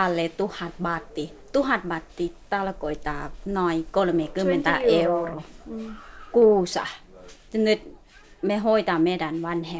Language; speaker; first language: Finnish; non-native, learner; Thai